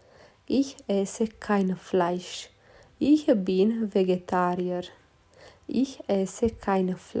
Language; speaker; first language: German; non-native, fluent; Romanian